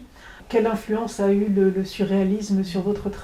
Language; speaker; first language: French; native; French